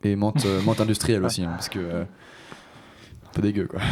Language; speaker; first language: French; native; French